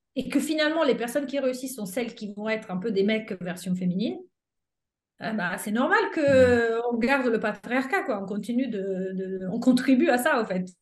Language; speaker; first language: French; non-native, fluent; Italian